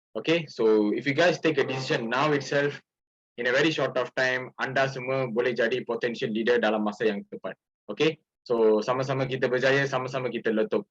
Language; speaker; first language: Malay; non-native, local second language; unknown